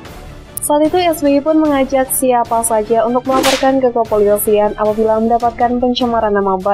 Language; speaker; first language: Indonesian; native; Indonesian